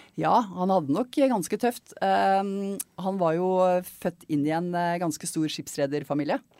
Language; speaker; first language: Norwegian; native; Norwegian